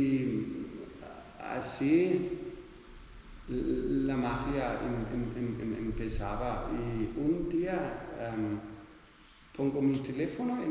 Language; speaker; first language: Spanish; non-native, learner; Dutch